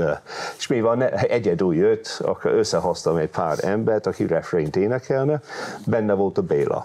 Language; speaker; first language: Hungarian; non-native, fluent; English